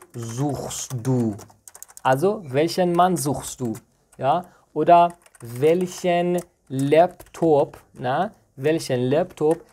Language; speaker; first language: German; non-native, fluent; Persian